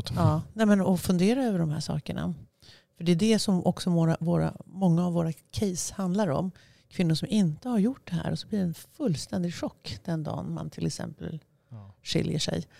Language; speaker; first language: Swedish; native; Swedish